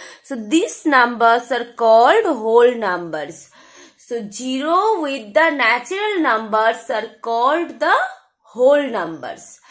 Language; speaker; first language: English; non-native, local second language; Bangla